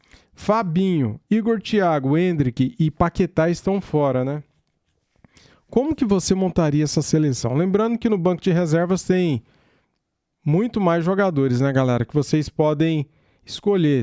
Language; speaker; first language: Portuguese; native; Portuguese